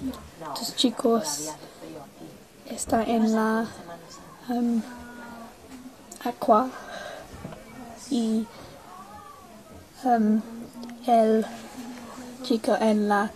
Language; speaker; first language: Spanish; non-native, learner; English